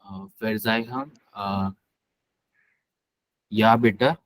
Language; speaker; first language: German; non-native, learner; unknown